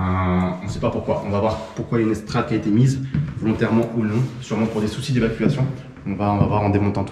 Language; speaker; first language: French; native; French